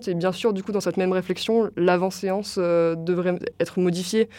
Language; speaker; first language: French; native; French